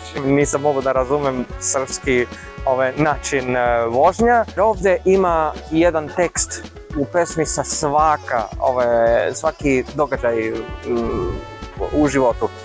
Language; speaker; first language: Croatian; non-native, learner; Spanish